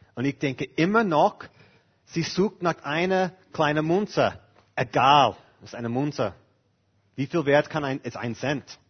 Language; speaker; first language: German; non-native, fluent; English